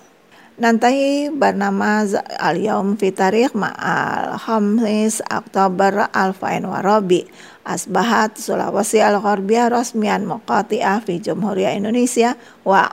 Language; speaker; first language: Arabic; non-native, learner; Indonesian